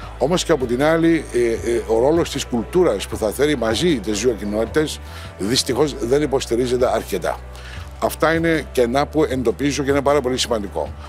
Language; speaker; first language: Greek; non-native, local second language; Turkish